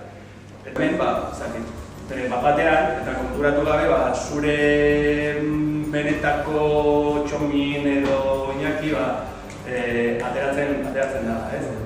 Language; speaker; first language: Basque; non-native, fluent; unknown